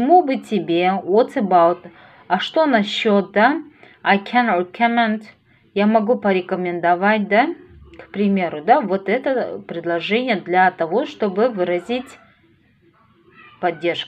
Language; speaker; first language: Russian; non-native, local second language; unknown